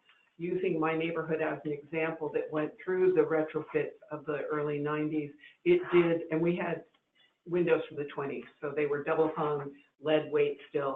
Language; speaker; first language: English; native; English